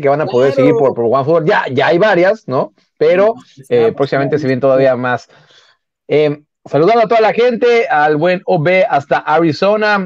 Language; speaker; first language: Spanish; native; Spanish